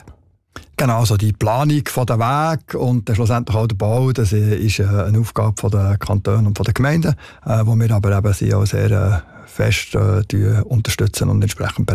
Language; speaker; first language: German; native; German